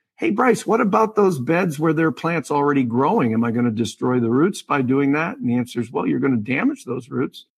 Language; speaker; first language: English; native; English